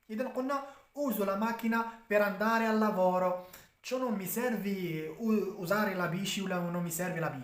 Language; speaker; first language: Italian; non-native, fluent; Arabic